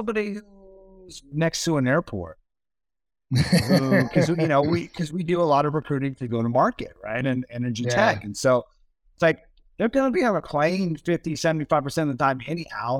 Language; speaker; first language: English; native; English